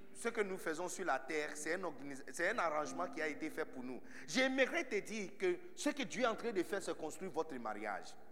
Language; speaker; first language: French; non-native, fluent; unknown